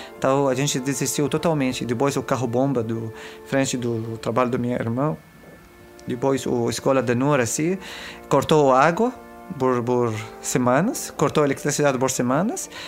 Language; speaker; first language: Portuguese; non-native, learner; Arabic